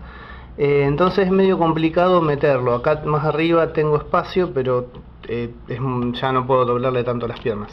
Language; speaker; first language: Spanish; native; Spanish